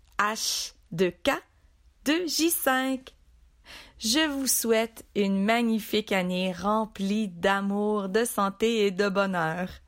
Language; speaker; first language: French; native; French